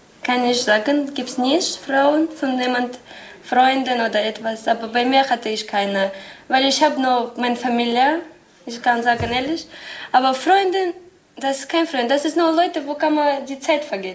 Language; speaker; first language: German; non-native, learner; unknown